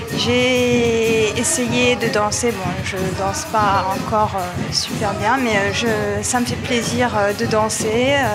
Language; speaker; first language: French; non-native, local second language; Arabic